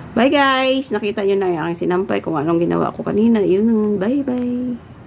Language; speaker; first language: Filipino; native; Filipino